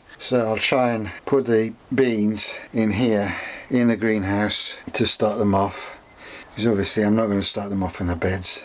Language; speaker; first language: English; native; English